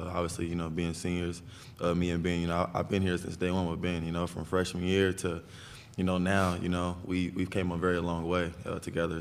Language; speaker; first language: English; native; English